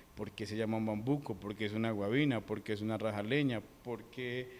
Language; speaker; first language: Spanish; native; Spanish